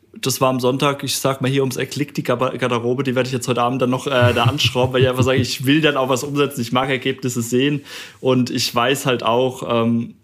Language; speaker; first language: German; native; German